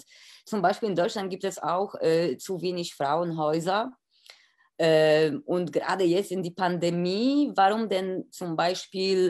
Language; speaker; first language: German; non-native, fluent; Polish